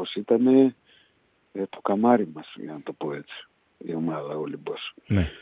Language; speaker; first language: Greek; early bilingual, heritage; Greek